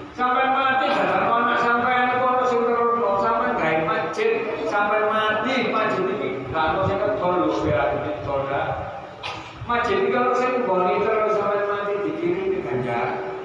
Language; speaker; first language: Javanese; native; Javanese